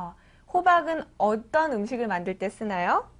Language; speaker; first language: Korean; native; Korean